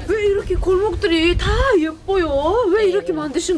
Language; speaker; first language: Korean; non-native, fluent; Uzbek